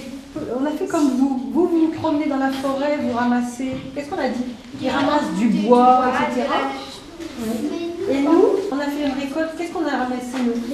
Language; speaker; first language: French; native; French